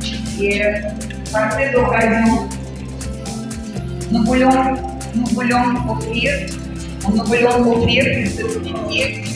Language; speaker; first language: French; non-native, fluent; Russian